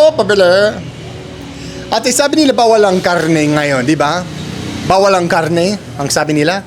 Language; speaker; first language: Filipino; non-native, learner; English